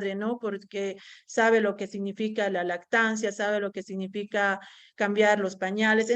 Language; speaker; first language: Spanish; native; Spanish